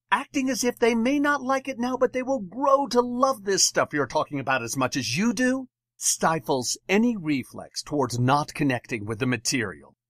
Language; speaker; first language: English; native; English